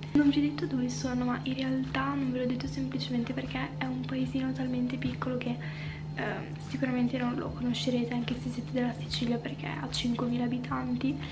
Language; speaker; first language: Italian; native; Italian